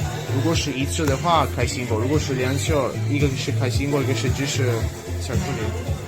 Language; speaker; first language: Chinese; non-native, fluent; Italian